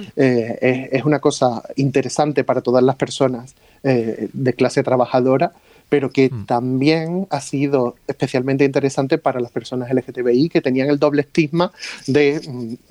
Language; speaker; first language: Spanish; native; Spanish